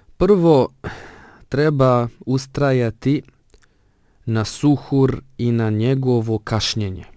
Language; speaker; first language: Bosnian; non-native, fluent; Arabic